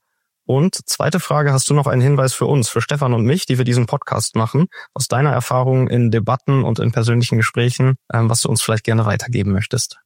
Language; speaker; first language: German; native; German